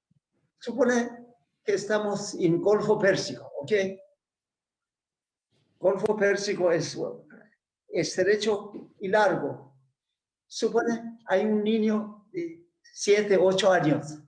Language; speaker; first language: Spanish; non-native, fluent; Persian